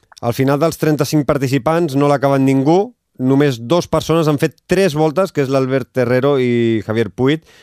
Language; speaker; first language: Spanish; non-native, local second language; Catalan